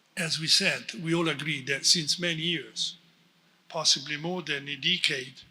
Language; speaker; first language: English; non-native, fluent; Italian